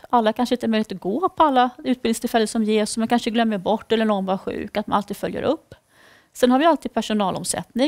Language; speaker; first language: Swedish; native; Swedish